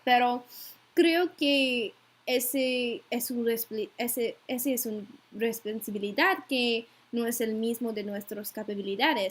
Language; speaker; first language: Spanish; non-native, learner; English